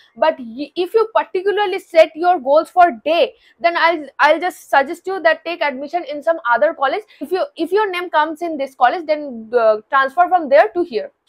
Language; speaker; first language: English; non-native, local second language; Bangla